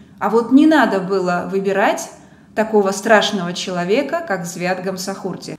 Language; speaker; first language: Russian; non-native, local second language; Georgian